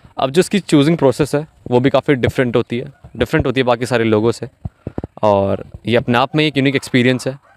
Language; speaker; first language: Hindi; native; Hindi